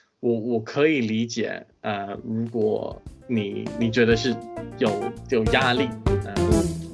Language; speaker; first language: Chinese; non-native, fluent; English